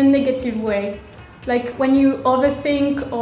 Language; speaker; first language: English; non-native, fluent; French